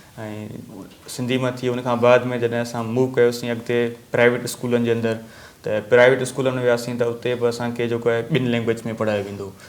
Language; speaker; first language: Sindhi; non-native, local second language; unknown